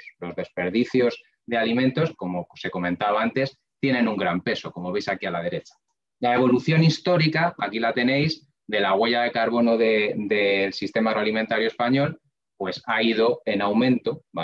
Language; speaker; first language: Spanish; native; Spanish